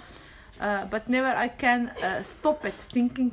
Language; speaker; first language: English; non-native, learner; Slovenian